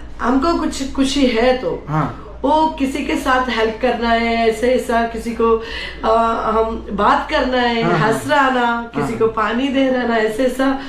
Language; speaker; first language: Hindi; non-native, local second language; Malayalam